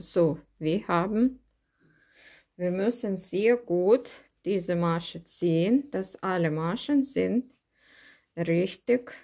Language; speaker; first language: German; non-native, learner; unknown